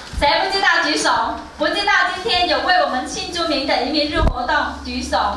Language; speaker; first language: Chinese; non-native, fluent; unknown